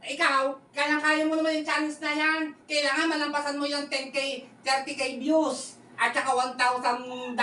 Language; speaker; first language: Filipino; native; Filipino